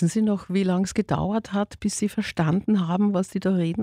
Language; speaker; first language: German; native; German